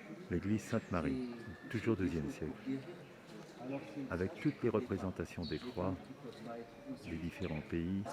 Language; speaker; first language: French; native; French